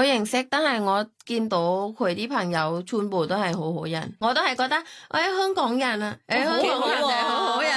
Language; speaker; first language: Cantonese; non-native, learner; Thai